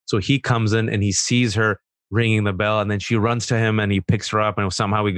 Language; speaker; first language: English; early bilingual, other home language; Urdu